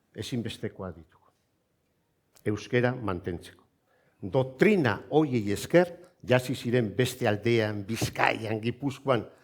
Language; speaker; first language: Basque; non-native, local second language; Spanish